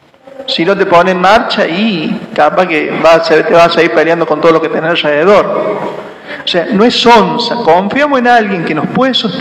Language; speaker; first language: Spanish; native; Spanish